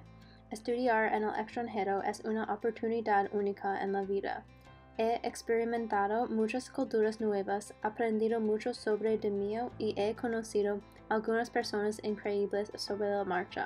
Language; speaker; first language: Spanish; non-native, learner; English